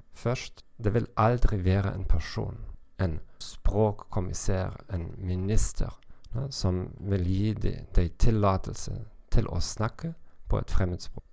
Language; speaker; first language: Norwegian; non-native, learner; German